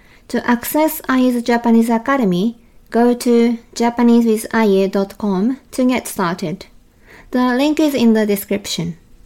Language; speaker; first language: English; non-native, fluent; Japanese